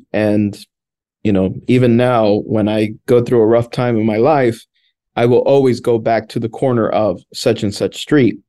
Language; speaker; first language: English; early bilingual, other home language; Spanish